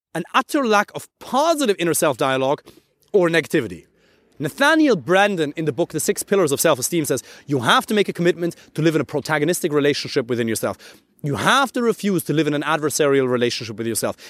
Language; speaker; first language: English; non-native, fluent; German